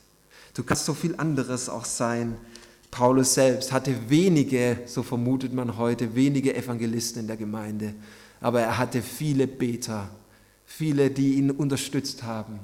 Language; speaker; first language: German; native; German